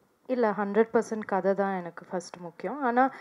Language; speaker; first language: Tamil; non-native, local second language; Malayalam